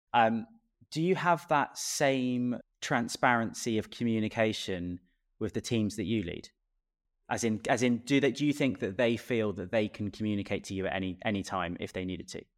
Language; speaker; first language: English; native; English